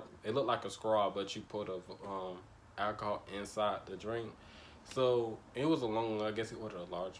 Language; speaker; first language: English; native; English